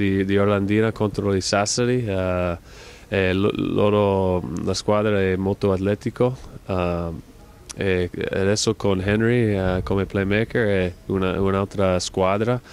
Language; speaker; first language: Italian; non-native, fluent; English